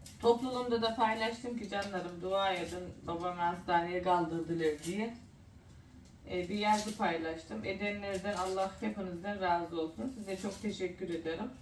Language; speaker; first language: Turkish; native; Turkish